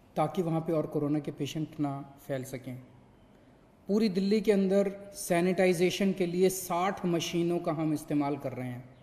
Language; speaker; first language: Hindi; native; Hindi